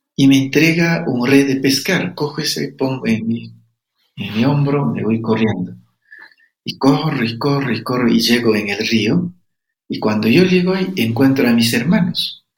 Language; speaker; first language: Spanish; non-native, local second language; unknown